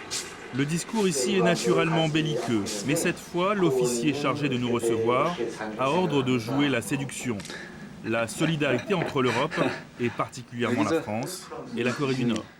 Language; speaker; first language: French; native; French